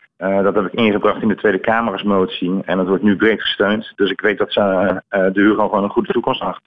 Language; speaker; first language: Dutch; native; Dutch